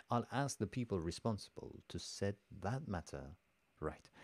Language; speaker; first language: English; non-native, fluent; Persian